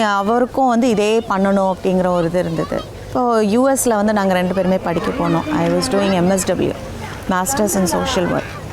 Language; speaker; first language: Tamil; native; Tamil